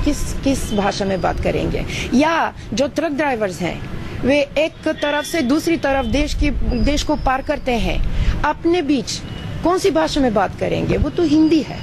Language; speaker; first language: Hindi; non-native, fluent; Bulgarian